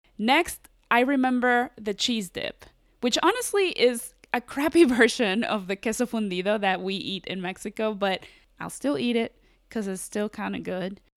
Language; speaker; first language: English; early bilingual, other home language; Spanish